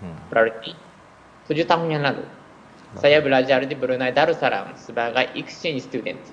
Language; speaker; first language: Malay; non-native, fluent; Japanese